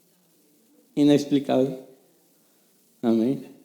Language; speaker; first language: Spanish; native; Spanish